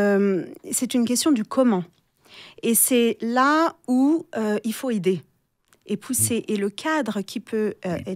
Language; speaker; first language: French; native; French